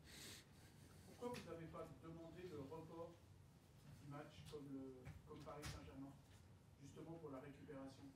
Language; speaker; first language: French; native; French